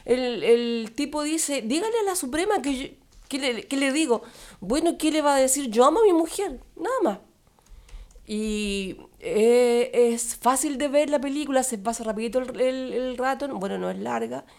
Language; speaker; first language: Spanish; native; Spanish